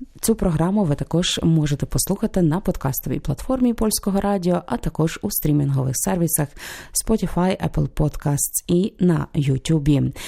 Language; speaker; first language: Ukrainian; native; Ukrainian